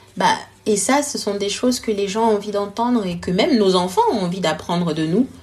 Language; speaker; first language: French; non-native, local second language; Lingala